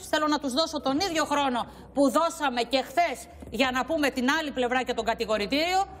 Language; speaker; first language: Greek; native; Greek